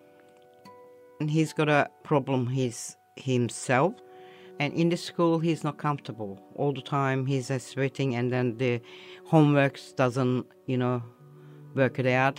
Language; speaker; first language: English; non-native, learner; Turkish